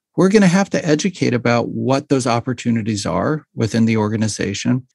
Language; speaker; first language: English; native; English